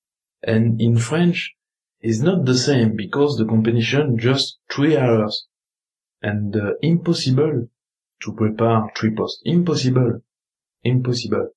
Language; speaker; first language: English; non-native, learner; French